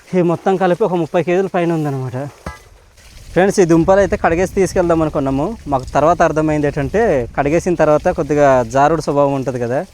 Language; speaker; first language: Telugu; non-native, local second language; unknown